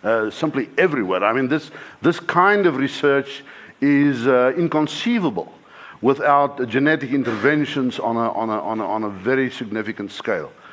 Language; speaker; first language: English; non-native, local second language; Afrikaans